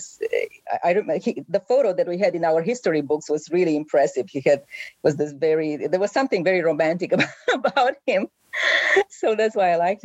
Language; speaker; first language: English; non-native, fluent; Romanian